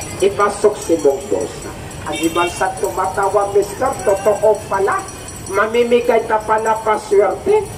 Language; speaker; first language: Filipino; non-native, local second language; Cebuano